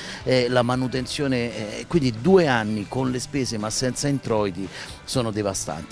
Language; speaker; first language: Italian; native; Italian